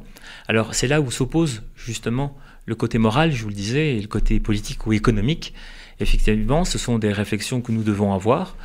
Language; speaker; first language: French; native; French